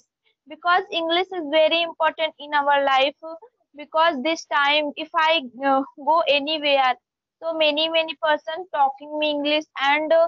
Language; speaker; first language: English; non-native, learner; Hindi